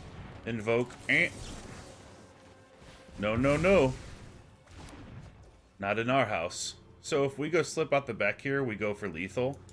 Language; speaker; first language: English; native; English